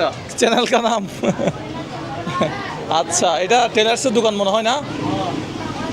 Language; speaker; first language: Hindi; non-native, learner; Bangla